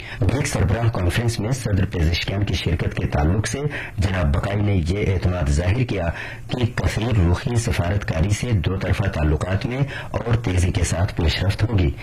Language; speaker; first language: Urdu; native; Urdu